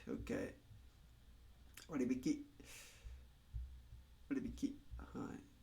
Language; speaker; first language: Japanese; non-native, learner; Spanish